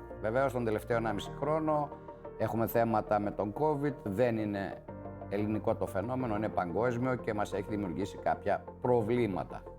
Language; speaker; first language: Greek; native; Greek